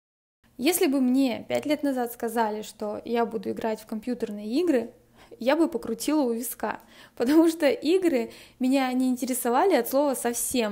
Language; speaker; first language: Russian; native; Russian